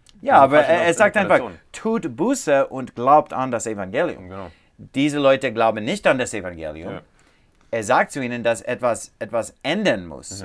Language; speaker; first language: German; non-native, learner; English